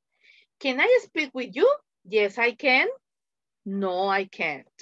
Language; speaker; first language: English; non-native, fluent; Spanish